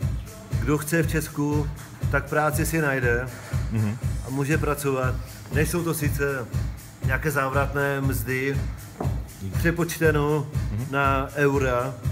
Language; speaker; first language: Czech; non-native, local second language; Polish